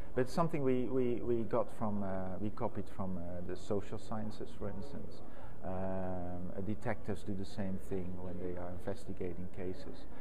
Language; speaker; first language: English; non-native, fluent; Dutch